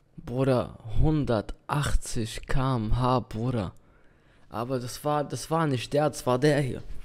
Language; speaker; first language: German; early bilingual, other home language; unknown